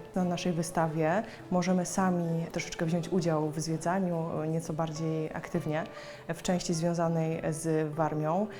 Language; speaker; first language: Polish; native; Polish